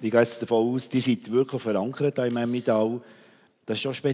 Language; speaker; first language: German; native; German